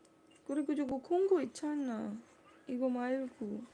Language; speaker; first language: Korean; non-native, learner; Cebuano